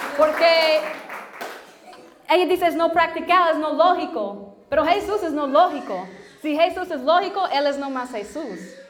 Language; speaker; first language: Spanish; non-native, learner; English